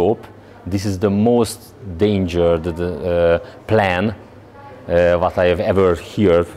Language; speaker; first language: English; non-native, learner; Hungarian